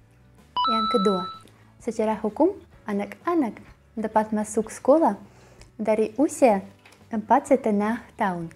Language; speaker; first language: Indonesian; non-native, learner; Russian